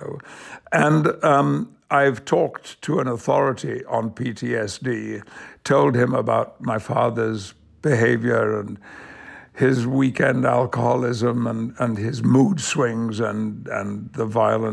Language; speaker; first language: English; native; English